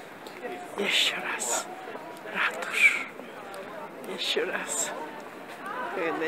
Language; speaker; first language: Polish; non-native, fluent; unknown